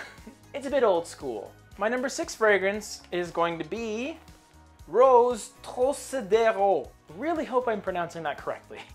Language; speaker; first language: English; native; English